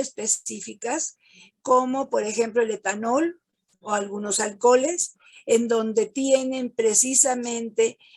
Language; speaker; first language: Spanish; native; Spanish